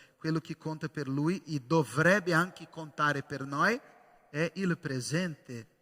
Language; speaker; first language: Italian; non-native, fluent; Portuguese